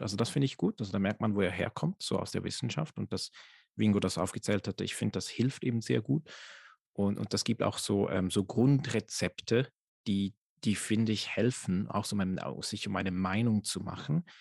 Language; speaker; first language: German; native; German